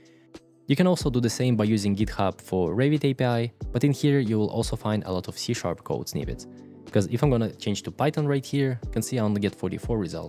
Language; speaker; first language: English; non-native, fluent; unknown